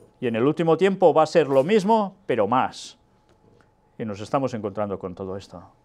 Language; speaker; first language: Spanish; non-native, local second language; Catalan